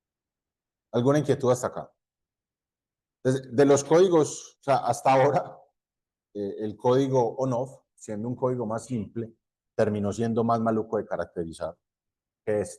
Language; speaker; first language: Spanish; native; Spanish